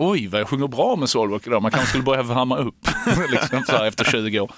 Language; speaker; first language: Swedish; native; Swedish